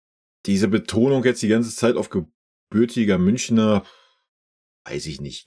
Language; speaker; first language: German; native; German